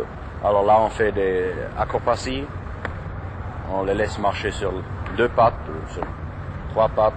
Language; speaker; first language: French; non-native, fluent; German